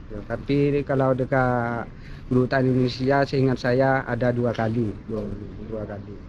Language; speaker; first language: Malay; non-native, local second language; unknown